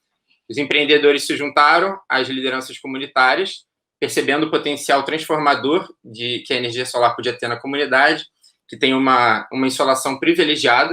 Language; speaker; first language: Portuguese; native; Portuguese